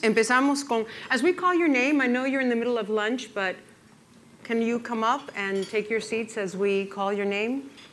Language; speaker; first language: English; early bilingual, other home language; Spanish